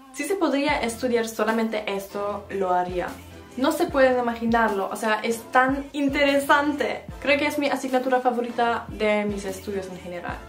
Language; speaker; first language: Spanish; non-native, fluent; German